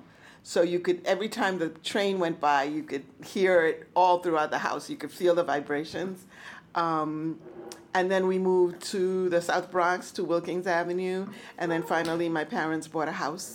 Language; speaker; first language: English; early bilingual, other home language; Spanish